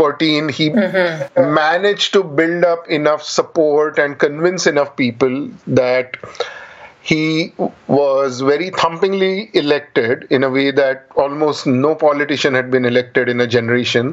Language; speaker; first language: English; non-native, local second language; Marathi